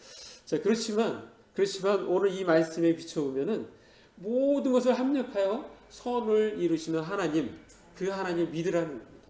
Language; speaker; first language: Korean; native; Korean